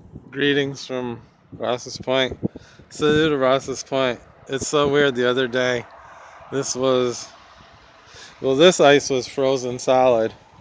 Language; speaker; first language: English; early bilingual, other home language; French